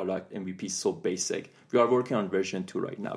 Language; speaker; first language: English; non-native, fluent; Persian